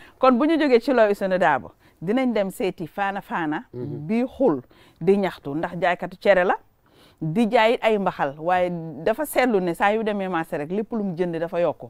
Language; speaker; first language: Wolof; native; Wolof